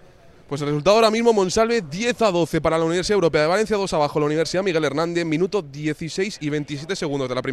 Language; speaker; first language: Spanish; native; Spanish